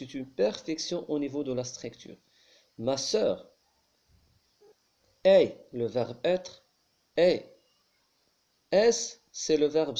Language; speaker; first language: French; non-native, local second language; Arabic